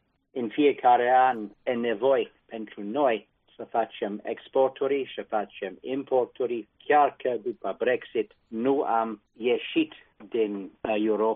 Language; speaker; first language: Romanian; non-native, fluent; English